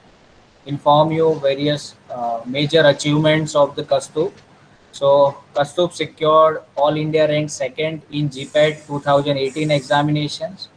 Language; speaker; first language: English; non-native, local second language; Gujarati